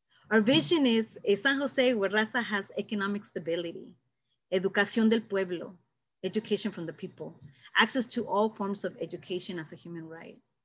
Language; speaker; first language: English; native; English